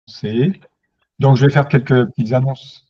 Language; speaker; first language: French; native; French